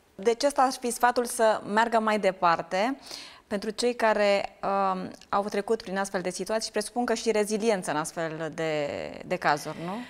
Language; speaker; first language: Romanian; native; Romanian